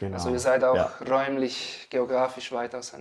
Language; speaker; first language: German; native; German